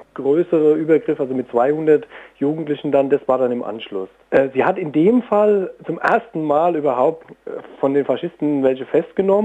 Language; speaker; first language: German; native; German